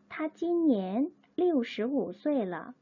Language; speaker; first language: Chinese; non-native, fluent; Korean